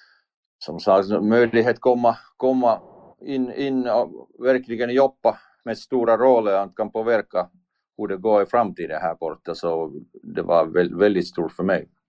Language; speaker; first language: Swedish; non-native, learner; Finnish